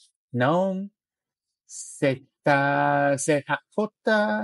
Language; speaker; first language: French; non-native, learner; Chinese